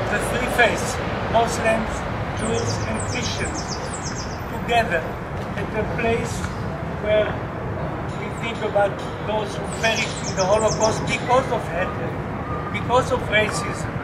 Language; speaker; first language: English; non-native, fluent; Hebrew